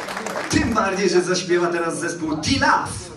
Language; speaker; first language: Polish; native; Polish